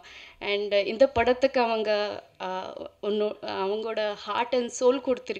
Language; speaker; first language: Tamil; non-native, learner; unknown